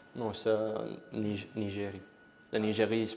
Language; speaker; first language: French; non-native, learner; Spanish